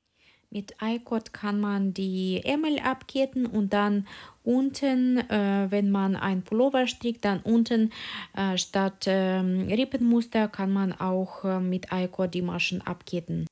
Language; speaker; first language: German; non-native, fluent; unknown